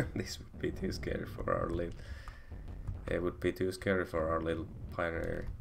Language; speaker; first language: English; non-native, fluent; Finnish